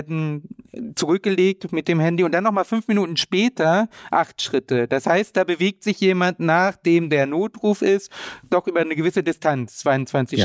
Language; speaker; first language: German; native; German